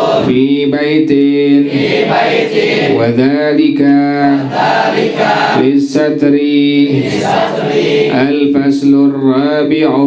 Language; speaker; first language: Arabic; non-native, fluent; Indonesian